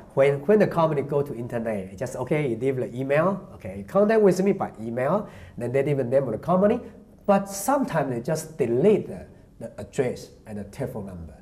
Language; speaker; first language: English; non-native, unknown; Chinese